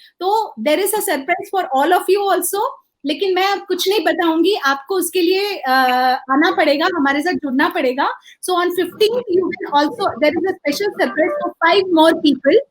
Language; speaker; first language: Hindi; non-native, local second language; Malayalam